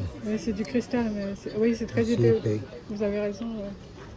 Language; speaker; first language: French; non-native, fluent; Chinese